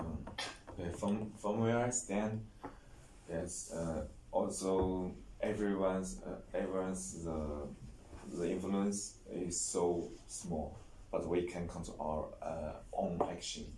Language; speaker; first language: English; non-native, learner; Chinese